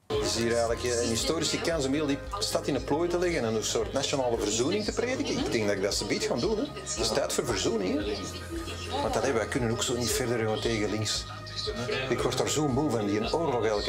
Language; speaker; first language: Dutch; native; Dutch